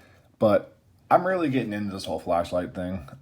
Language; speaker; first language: English; native; English